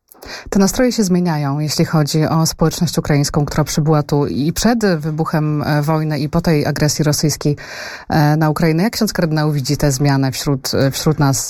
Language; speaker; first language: Polish; native; Polish